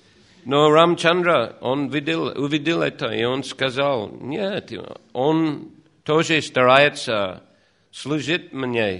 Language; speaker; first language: Russian; non-native, fluent; English